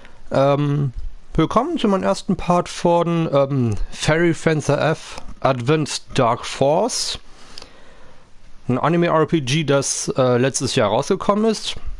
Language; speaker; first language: German; native; German